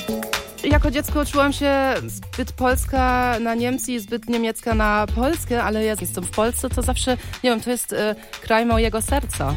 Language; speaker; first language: Polish; early bilingual, heritage; Polish